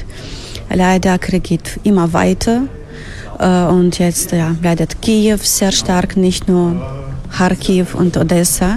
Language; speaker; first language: German; non-native, fluent; Ukrainian